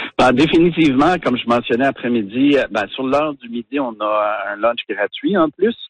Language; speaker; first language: French; native; French